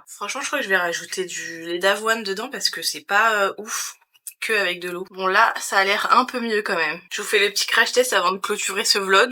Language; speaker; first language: French; native; French